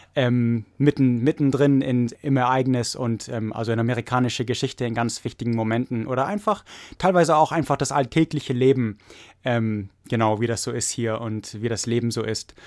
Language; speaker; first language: German; non-native, fluent; English